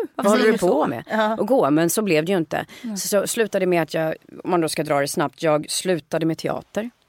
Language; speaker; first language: Swedish; native; Swedish